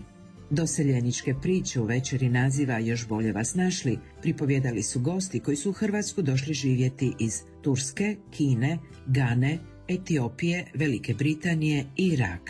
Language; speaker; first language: Serbian; native; Serbian